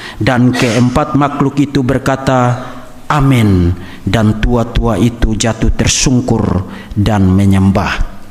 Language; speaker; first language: Indonesian; native; Indonesian